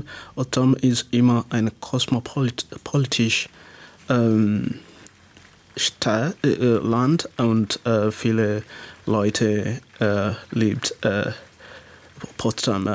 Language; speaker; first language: German; non-native, learner; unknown